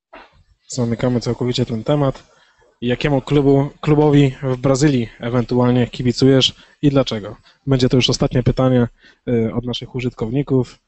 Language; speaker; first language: Polish; native; Polish